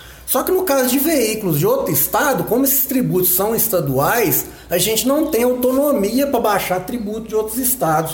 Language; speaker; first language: Portuguese; native; Portuguese